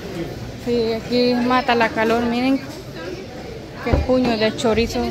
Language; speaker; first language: Spanish; native; Spanish